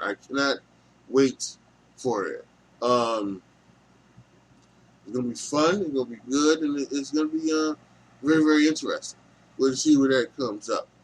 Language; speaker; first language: English; native; English